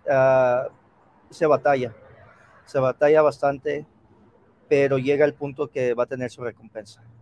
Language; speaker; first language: Spanish; early bilingual, heritage; Spanish